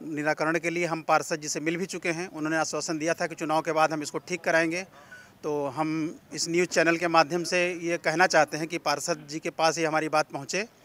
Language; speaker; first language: Hindi; native; Hindi